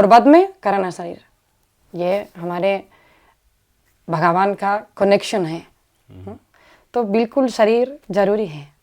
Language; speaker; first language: Hindi; non-native, learner; Spanish